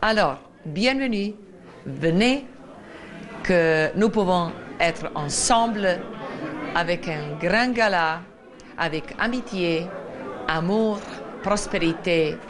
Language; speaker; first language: French; non-native, fluent; Serbian